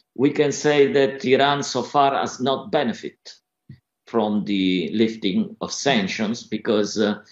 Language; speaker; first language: English; non-native, fluent; Italian